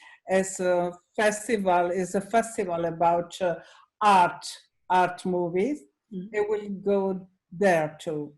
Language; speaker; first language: English; non-native, learner; Italian